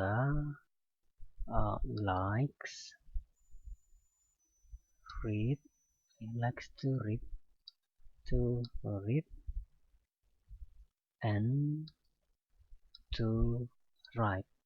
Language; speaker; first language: English; non-native, learner; Indonesian